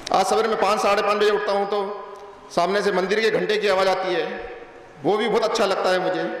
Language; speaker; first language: Hindi; non-native, local second language; Punjabi